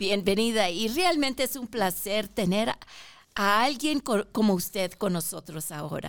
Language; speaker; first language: Spanish; early bilingual, heritage; Spanish